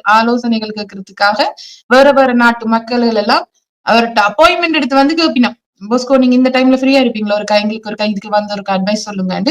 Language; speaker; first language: Tamil; early bilingual, heritage; Tamil